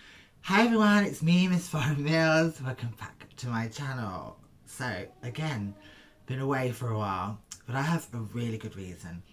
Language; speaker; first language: English; native; English